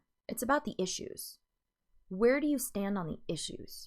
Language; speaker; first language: English; native; English